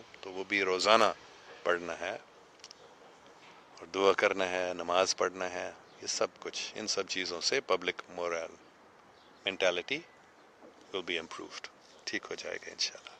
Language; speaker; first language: Hindi; non-native, fluent; English